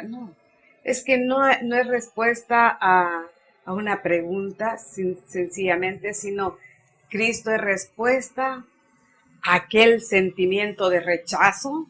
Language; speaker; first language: Spanish; native; Spanish